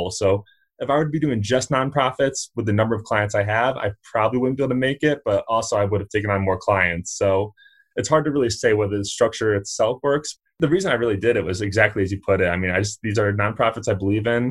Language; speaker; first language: English; native; English